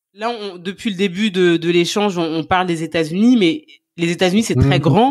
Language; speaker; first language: French; native; French